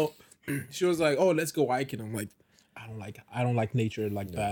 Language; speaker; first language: English; non-native, local second language; Yoruba